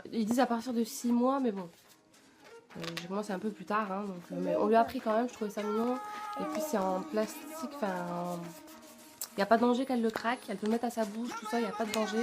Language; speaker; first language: French; native; French